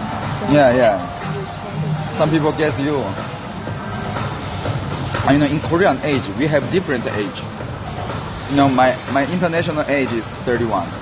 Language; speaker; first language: English; non-native, learner; Korean